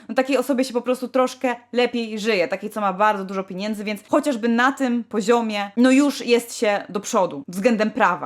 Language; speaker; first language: Polish; native; Polish